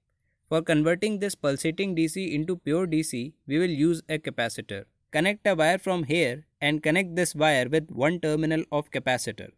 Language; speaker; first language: English; non-native, local second language; Hindi